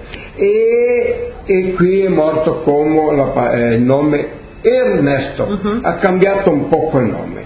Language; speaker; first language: Italian; early bilingual, heritage; Portuguese